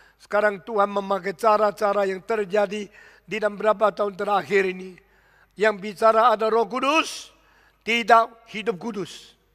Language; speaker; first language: Indonesian; early bilingual, other home language; Min Nan Chinese